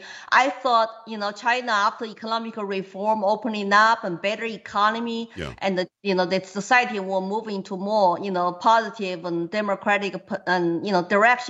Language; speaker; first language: English; non-native, fluent; Chinese